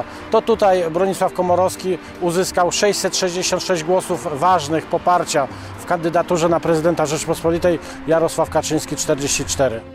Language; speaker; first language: Polish; native; Polish